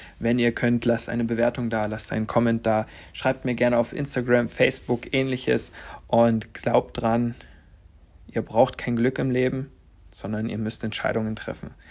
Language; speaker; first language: German; native; German